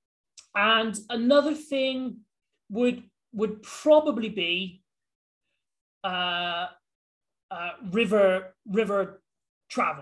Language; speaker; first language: English; native; English